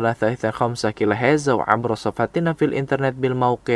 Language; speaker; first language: Arabic; non-native, fluent; Indonesian